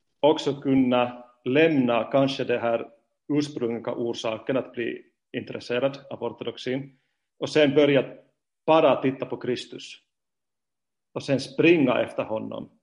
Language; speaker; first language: Swedish; non-native, fluent; Finnish